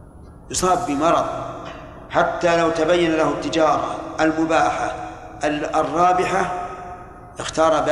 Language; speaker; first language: Arabic; native; Arabic